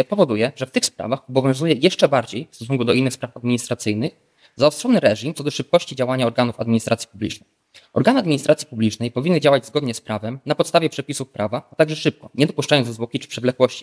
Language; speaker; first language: Polish; native; Polish